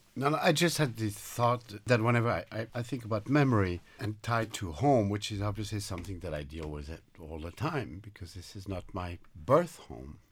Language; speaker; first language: English; non-native, fluent; French